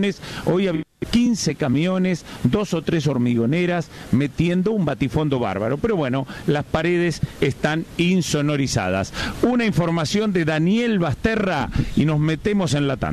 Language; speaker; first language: Spanish; native; Spanish